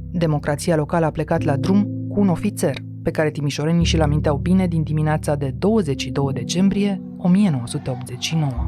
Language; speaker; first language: Romanian; native; Romanian